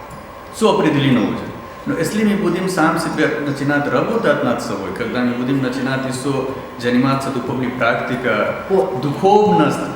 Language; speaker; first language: Russian; non-native, learner; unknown